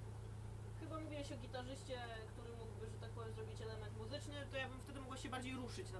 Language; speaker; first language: Polish; native; Polish